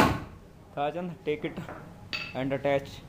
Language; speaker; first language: English; non-native, local second language; Hindi